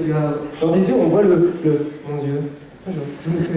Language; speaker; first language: French; native; French